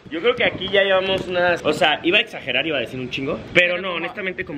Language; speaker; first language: Spanish; native; Spanish